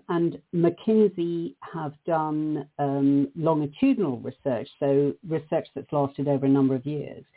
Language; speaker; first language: English; native; English